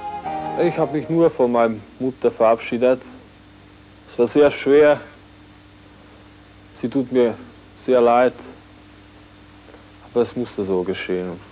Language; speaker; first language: German; non-native, learner; Hungarian